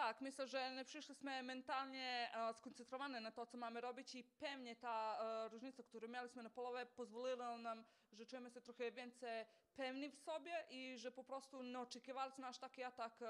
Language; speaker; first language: Polish; non-native, fluent; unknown